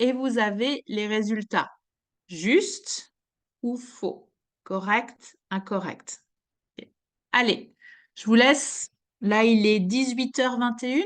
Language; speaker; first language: French; native; French